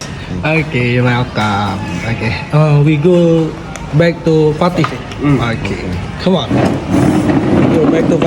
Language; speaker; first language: English; non-native, learner; Indonesian